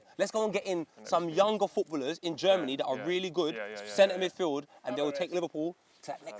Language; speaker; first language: English; native; English